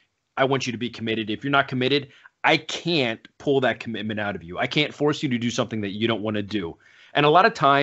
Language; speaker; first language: English; native; English